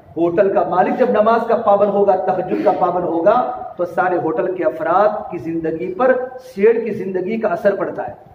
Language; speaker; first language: Urdu; non-native, local second language; Gujarati